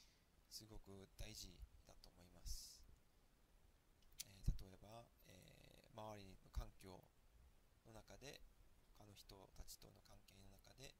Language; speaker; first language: Japanese; non-native, fluent; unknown